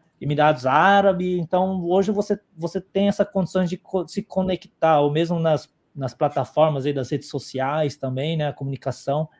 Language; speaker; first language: Portuguese; native; Portuguese